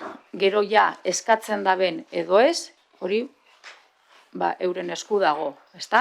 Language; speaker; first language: Basque; native; Basque